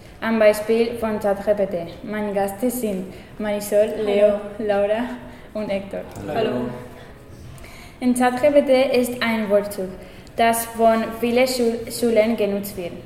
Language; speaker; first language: German; non-native, learner; Spanish